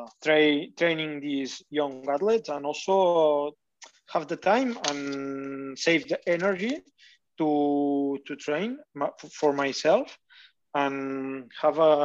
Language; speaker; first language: English; non-native, learner; Catalan